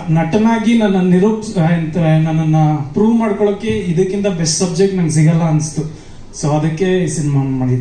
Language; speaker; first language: Kannada; native; Kannada